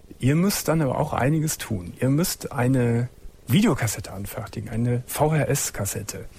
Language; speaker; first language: German; native; German